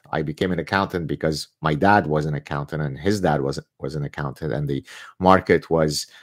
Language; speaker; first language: English; early bilingual, other home language; Arabic